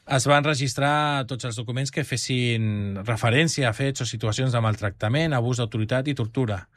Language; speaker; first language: Catalan; native; Catalan